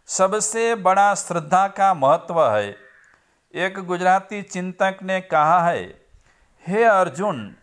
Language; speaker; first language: Hindi; non-native, local second language; Gujarati